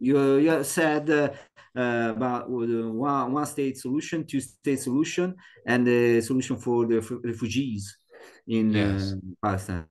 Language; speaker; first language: English; non-native, learner; Italian